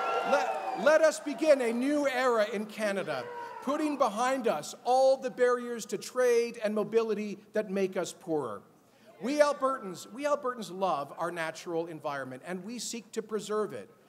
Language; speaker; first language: English; native; English